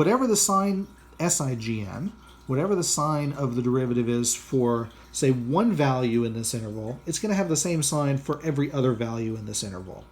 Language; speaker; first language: English; native; English